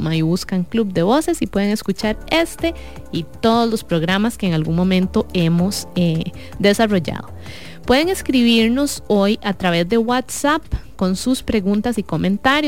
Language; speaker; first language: Spanish; native; Spanish